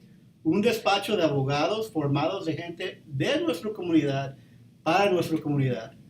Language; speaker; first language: Spanish; early bilingual, heritage; Spanish